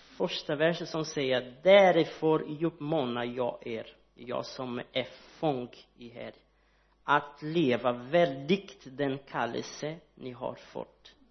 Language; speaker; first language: Swedish; non-native, learner; Portuguese